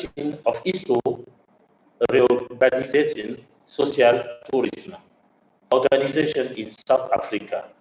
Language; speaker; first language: English; non-native, learner; French